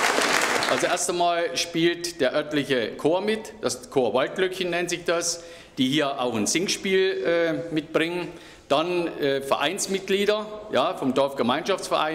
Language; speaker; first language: German; native; German